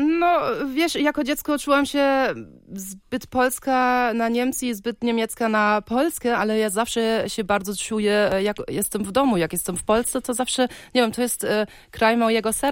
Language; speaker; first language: Polish; early bilingual, heritage; Polish